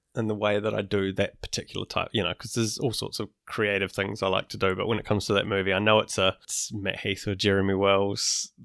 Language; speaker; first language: English; native; English